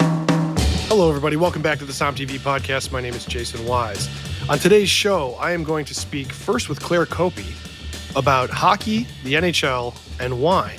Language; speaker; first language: English; native; English